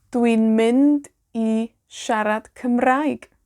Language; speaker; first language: Welsh; non-native, fluent; Spanish